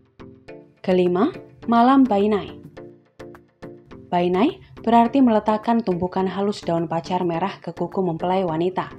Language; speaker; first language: Indonesian; native; Indonesian